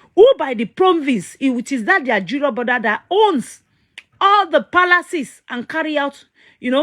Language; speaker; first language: English; non-native, local second language; Yoruba